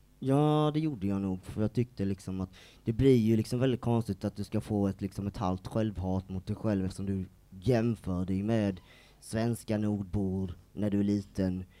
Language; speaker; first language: Swedish; native; Swedish